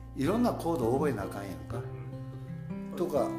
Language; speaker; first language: Japanese; native; Japanese